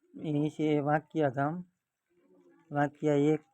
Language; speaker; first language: Hindi; non-native, local second language; Gujarati